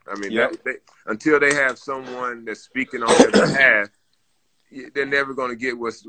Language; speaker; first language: English; native; English